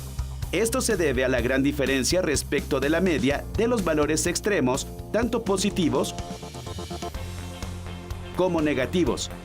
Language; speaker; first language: Spanish; native; Spanish